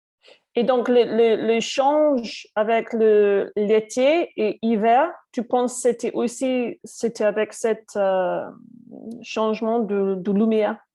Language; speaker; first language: French; non-native, learner; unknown